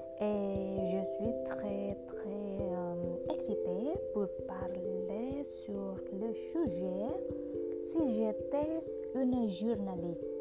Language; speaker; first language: French; non-native, learner; Indonesian